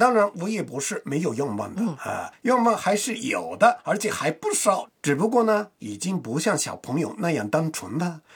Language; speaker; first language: Chinese; non-native, fluent; Japanese